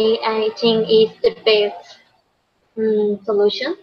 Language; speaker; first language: English; non-native, learner; Spanish